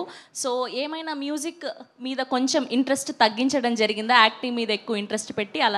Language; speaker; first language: Telugu; native; Telugu